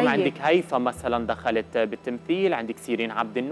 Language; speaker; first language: Arabic; native; Arabic